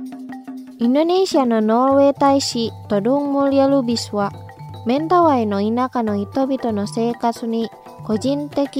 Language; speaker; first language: Japanese; non-native, fluent; Indonesian